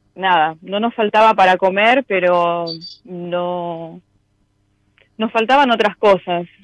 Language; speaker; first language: Spanish; native; Spanish